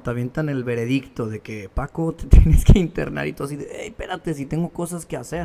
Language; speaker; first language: Spanish; native; Spanish